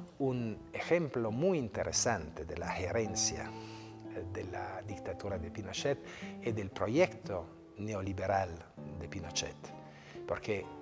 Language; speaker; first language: Spanish; non-native, fluent; Italian